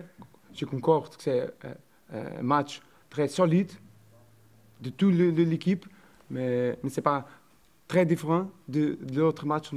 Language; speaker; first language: French; non-native, learner; Portuguese